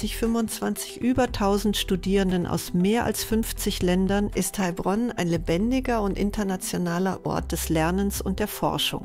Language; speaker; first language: German; native; German